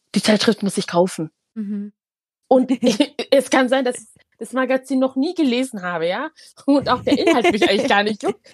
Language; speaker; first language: German; early bilingual, other home language; Tigrinya